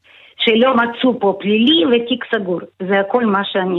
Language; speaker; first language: Hebrew; non-native, fluent; Russian